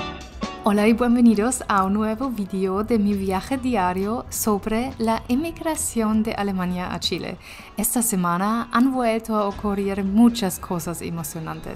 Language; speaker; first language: Spanish; non-native, learner; German